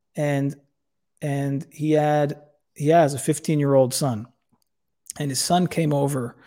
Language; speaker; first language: English; native; English